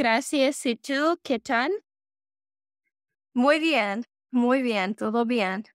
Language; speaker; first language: Spanish; non-native, learner; English